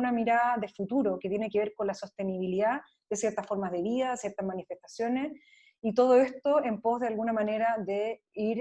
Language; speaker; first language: Spanish; native; Spanish